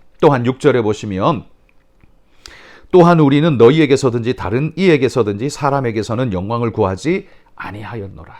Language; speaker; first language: Korean; native; Korean